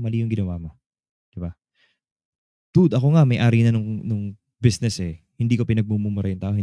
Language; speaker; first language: Filipino; native; Filipino